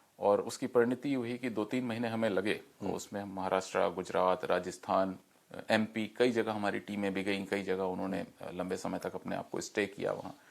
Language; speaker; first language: Hindi; native; Hindi